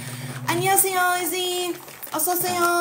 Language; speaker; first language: Korean; non-native, learner; English